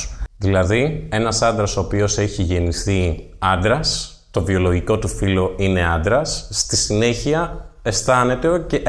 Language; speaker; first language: Greek; native; Greek